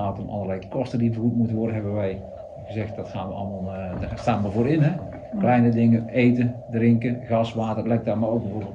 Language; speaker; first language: Dutch; native; Dutch